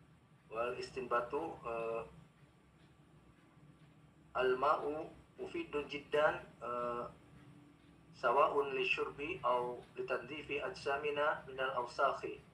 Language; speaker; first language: Arabic; non-native, learner; Indonesian